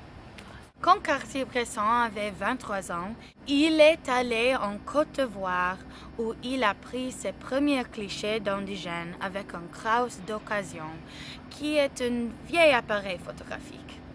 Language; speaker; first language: French; non-native, learner; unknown